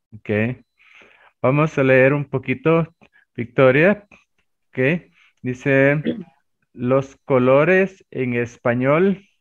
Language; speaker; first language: Spanish; native; Spanish